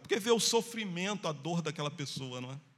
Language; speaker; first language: Portuguese; native; Portuguese